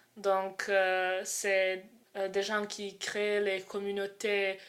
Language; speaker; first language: French; non-native, fluent; Croatian